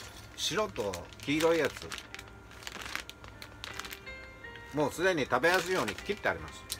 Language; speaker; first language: Japanese; native; Japanese